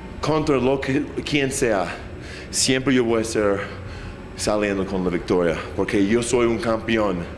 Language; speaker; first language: Spanish; non-native, fluent; English